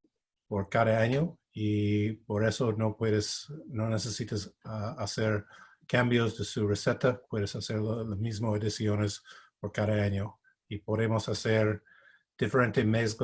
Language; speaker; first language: Spanish; non-native, fluent; English